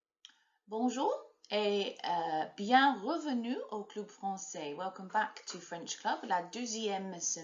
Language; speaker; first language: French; non-native, fluent; English